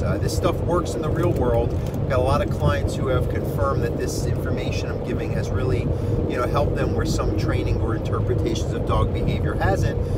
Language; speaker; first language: English; native; English